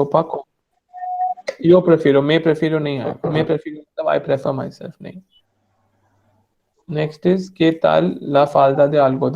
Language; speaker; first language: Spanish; non-native, fluent; Hindi